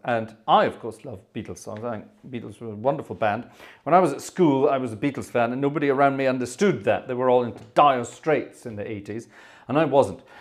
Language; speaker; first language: English; native; English